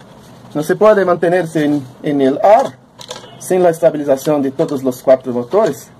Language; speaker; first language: Spanish; non-native, learner; Portuguese